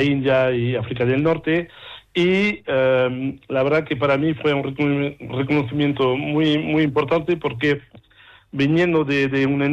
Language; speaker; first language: Spanish; non-native, fluent; French